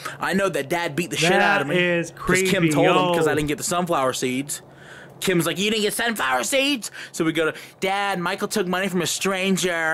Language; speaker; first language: English; native; English